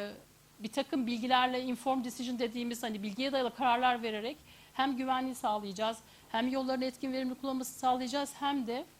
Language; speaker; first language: Turkish; native; Turkish